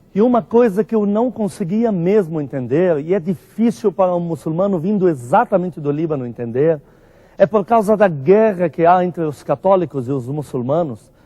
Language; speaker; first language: Portuguese; non-native, fluent; Arabic